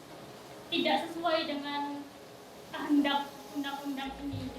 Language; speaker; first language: Indonesian; native; Indonesian